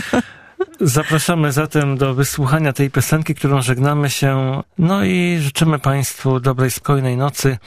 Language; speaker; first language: Polish; native; Polish